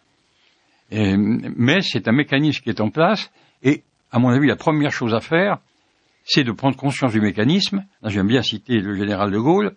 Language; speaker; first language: French; native; French